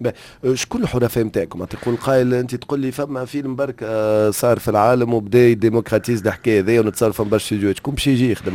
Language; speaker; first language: Arabic; native; Arabic